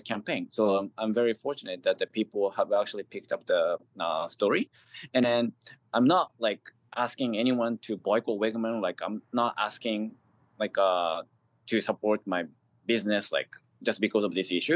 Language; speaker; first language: English; non-native, fluent; Japanese